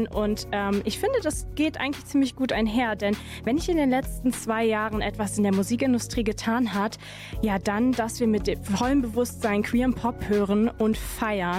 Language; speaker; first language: German; native; German